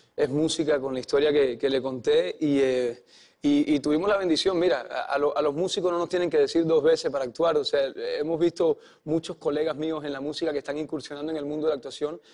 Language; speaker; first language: Spanish; early bilingual, heritage; Spanish